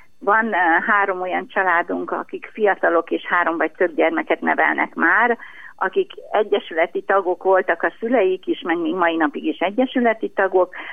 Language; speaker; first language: Hungarian; native; Hungarian